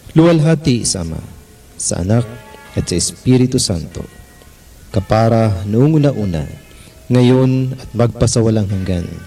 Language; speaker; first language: Filipino; native; Filipino